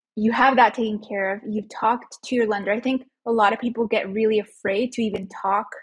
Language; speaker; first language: English; early bilingual, other home language; Spanish